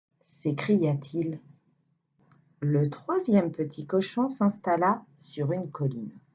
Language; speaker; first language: French; native; French